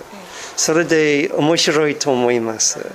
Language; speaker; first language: Japanese; non-native, learner; English